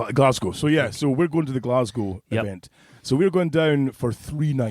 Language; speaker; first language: English; native; English